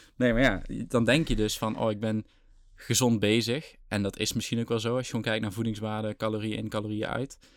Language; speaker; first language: Dutch; native; Dutch